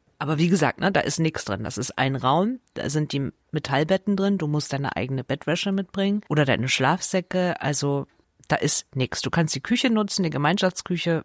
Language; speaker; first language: German; native; German